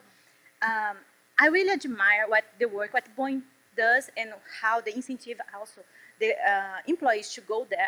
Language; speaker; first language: English; non-native, learner; Portuguese